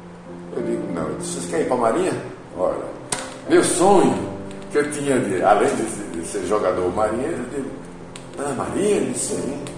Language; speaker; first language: Portuguese; native; Portuguese